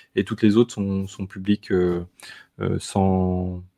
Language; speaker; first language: French; native; French